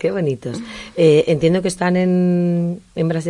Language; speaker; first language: Spanish; native; Spanish